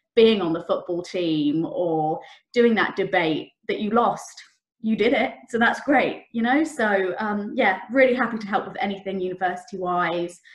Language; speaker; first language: English; native; English